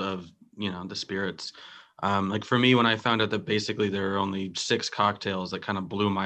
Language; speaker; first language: English; native; English